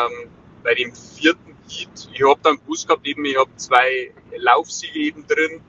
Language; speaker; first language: German; native; German